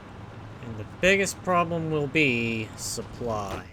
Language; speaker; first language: English; native; English